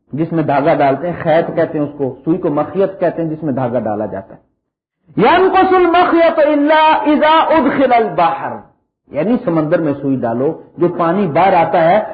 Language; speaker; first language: Urdu; native; Urdu